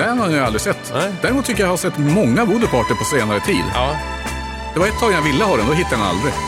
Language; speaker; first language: Swedish; native; Swedish